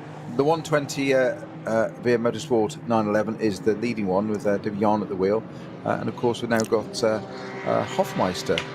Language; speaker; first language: English; native; English